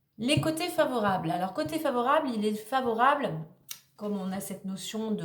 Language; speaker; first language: French; native; French